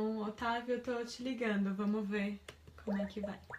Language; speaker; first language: Portuguese; native; Portuguese